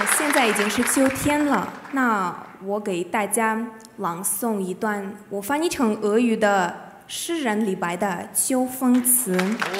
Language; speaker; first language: Chinese; non-native, fluent; Russian